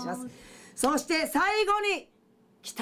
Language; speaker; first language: Japanese; native; Japanese